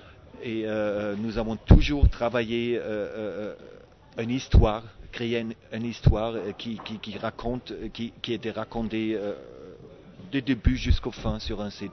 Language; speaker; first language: French; non-native, fluent; German